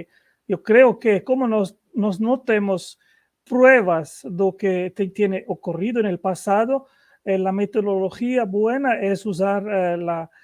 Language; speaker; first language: Spanish; non-native, fluent; Portuguese